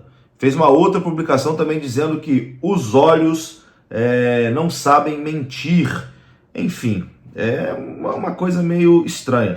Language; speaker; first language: Portuguese; native; Portuguese